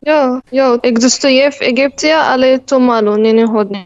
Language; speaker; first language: Czech; non-native, learner; Arabic